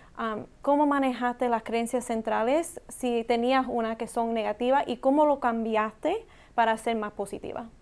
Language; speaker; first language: Spanish; non-native, learner; English